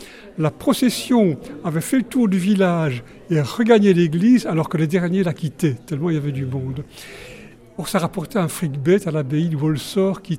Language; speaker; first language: French; native; French